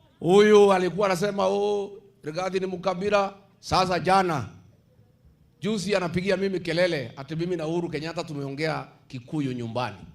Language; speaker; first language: Swahili; non-native, local second language; Kikuyu